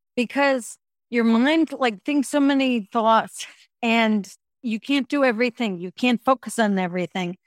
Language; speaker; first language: English; native; English